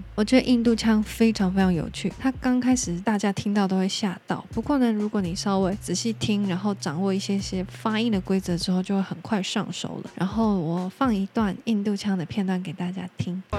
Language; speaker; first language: Chinese; non-native, local second language; Min Nan Chinese